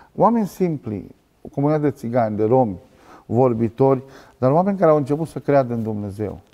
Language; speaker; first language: Romanian; native; Romanian